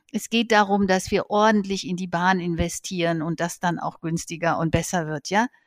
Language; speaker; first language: German; native; German